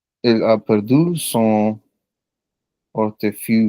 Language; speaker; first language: French; non-native, learner; Punjabi